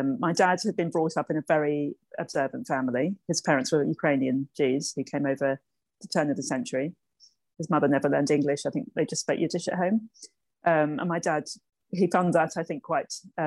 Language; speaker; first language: English; native; English